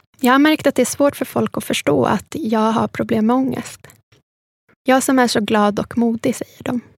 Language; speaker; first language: Swedish; early bilingual, other home language; Spanish